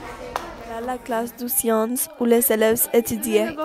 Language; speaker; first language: French; non-native, learner; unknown